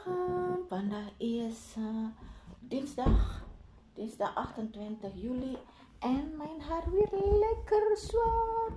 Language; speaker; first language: Dutch; non-native, learner; Indonesian